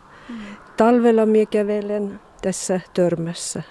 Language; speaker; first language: Finnish; early bilingual, heritage; Finnish